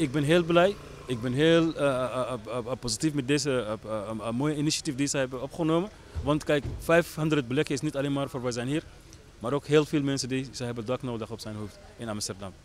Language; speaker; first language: Dutch; non-native, learner; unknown